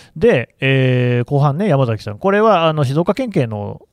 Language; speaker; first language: Japanese; native; Japanese